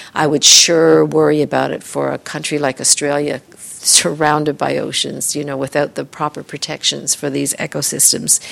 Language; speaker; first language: English; native; English